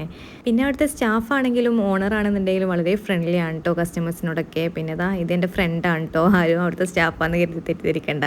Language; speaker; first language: Malayalam; native; Malayalam